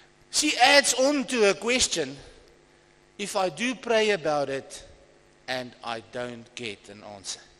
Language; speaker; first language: English; non-native, local second language; Afrikaans